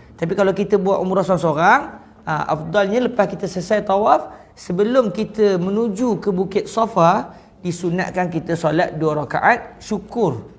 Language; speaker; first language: Malay; native; Malay